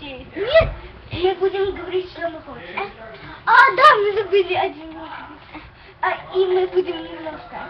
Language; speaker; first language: Russian; early bilingual, heritage; English